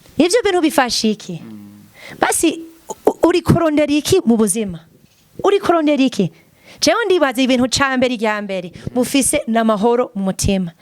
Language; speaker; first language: Rundi; non-native, fluent; English